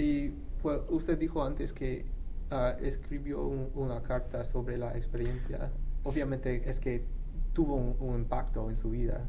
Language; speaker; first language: Spanish; non-native, fluent; English